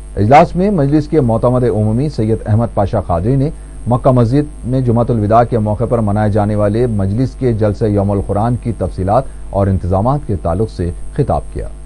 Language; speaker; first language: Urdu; native; Urdu